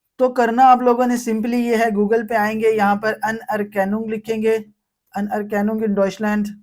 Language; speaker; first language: Urdu; non-native, local second language; Punjabi